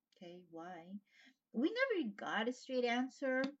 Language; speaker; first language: English; native; English